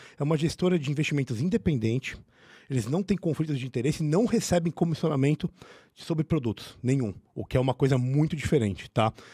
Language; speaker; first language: Portuguese; native; Portuguese